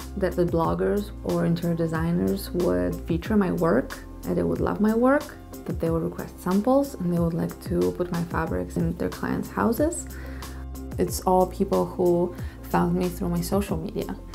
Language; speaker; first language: English; non-native, fluent; Polish